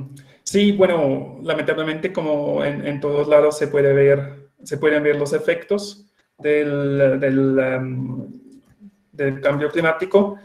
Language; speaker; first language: Spanish; non-native, fluent; Swiss German